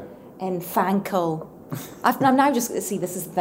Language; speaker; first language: English; native; English